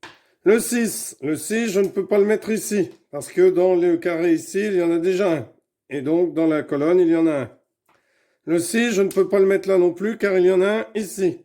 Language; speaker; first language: French; native; French